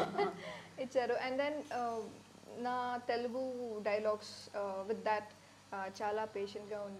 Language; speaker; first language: Telugu; non-native, learner; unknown